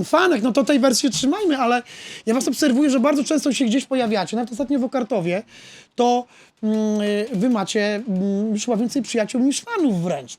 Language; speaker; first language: Polish; native; Polish